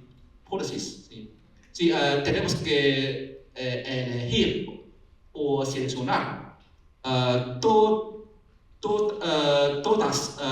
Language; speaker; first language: Spanish; non-native, learner; Chinese